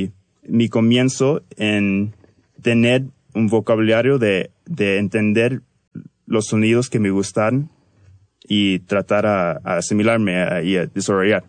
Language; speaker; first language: Spanish; early bilingual, heritage; Spanish